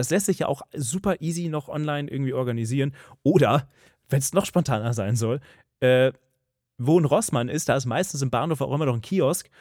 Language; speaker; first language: German; native; German